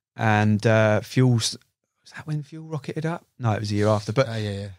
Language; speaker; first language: English; native; English